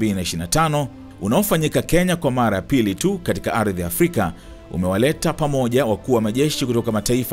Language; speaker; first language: Swahili; native; Swahili